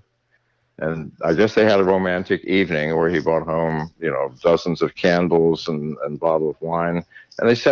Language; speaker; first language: English; native; English